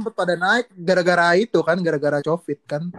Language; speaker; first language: Indonesian; native; Indonesian